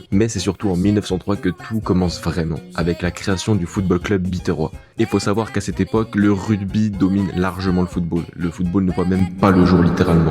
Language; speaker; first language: French; native; French